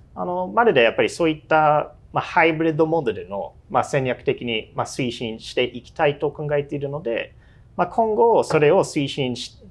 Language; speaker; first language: Japanese; non-native, fluent; English